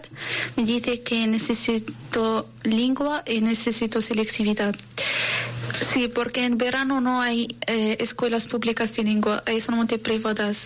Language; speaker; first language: Spanish; non-native, learner; Arabic